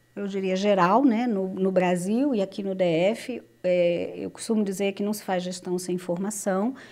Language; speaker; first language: Portuguese; native; Portuguese